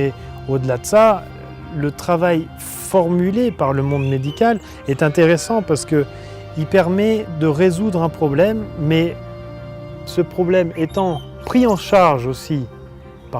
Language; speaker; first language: French; native; French